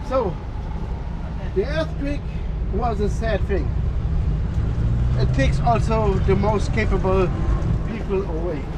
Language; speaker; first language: English; non-native, fluent; Portuguese